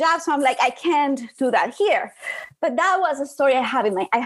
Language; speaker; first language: English; non-native, fluent; Spanish